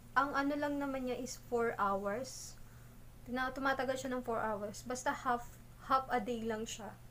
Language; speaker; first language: Filipino; native; Filipino